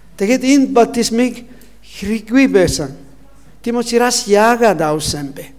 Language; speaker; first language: Mongolian; non-native, learner; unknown